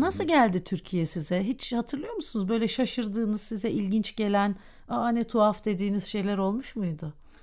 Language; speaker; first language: Turkish; native; Turkish